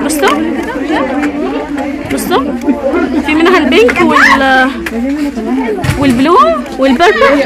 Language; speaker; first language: Arabic; native; Arabic